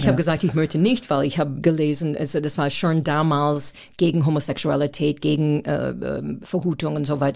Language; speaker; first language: German; non-native, fluent; English